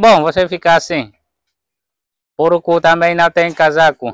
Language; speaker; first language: Portuguese; non-native, learner; Vietnamese